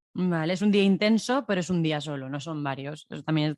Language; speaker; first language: Spanish; native; Spanish